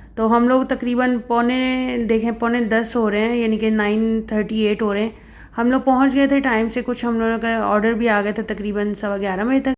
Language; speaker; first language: Urdu; non-native, local second language; Punjabi